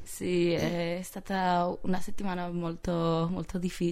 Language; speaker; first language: Italian; non-native, fluent; English